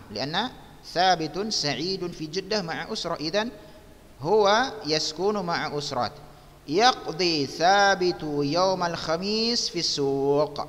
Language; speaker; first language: Arabic; non-native, fluent; Indonesian